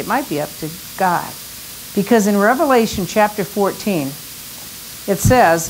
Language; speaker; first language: English; native; English